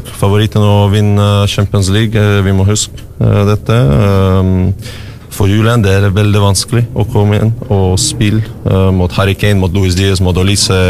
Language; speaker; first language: Norwegian; non-native, learner; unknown